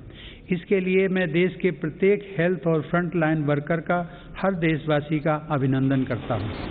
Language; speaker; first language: Hindi; native; Hindi